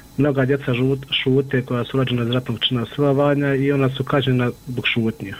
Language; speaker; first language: Serbian; native; Serbian